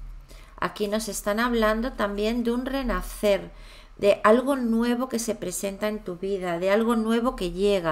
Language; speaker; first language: Spanish; native; Spanish